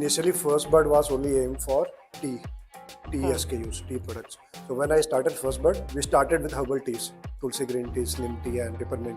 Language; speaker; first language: English; non-native, local second language; Hindi